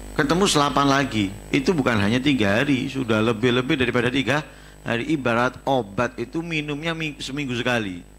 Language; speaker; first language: Indonesian; non-native, local second language; Javanese